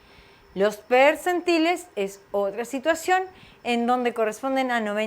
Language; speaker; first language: Spanish; native; Spanish